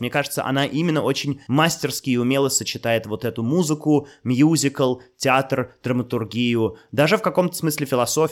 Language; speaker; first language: Russian; native; Russian